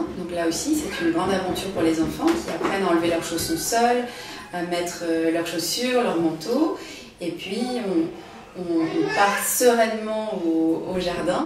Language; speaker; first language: French; native; French